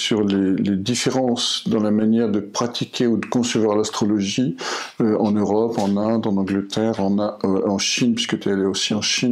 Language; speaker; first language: French; native; French